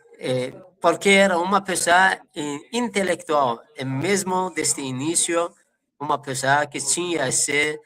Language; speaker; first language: Portuguese; non-native, fluent; Persian